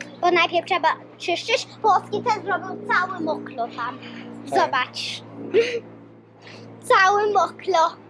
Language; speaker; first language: Polish; early bilingual, heritage; Polish